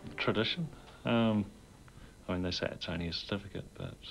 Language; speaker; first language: English; native; English